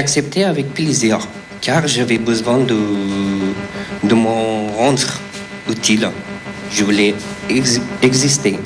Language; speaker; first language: French; non-native, fluent; Persian